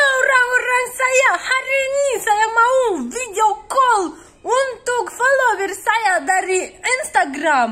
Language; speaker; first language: Indonesian; non-native, learner; Russian